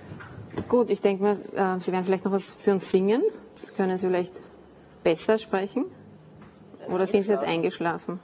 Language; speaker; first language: German; native; German